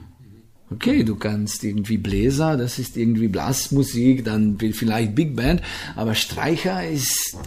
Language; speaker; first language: German; non-native, fluent; Slovenian